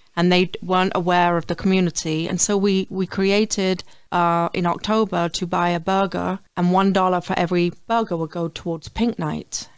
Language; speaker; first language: English; native; English